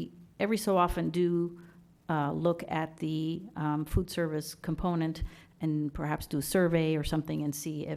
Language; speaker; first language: English; early bilingual, other home language; Persian